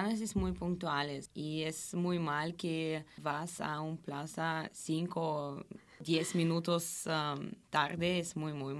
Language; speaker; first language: Spanish; non-native, learner; Russian